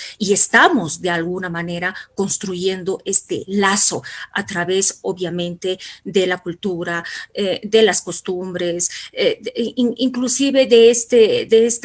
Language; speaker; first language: Spanish; native; Spanish